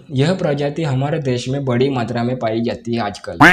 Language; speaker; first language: Hindi; non-native, local second language; Marathi